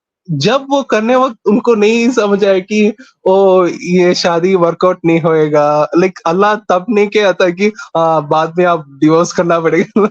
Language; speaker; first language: Hindi; non-native, local second language; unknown